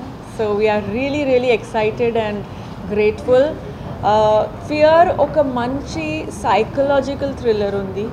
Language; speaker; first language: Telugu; non-native, fluent; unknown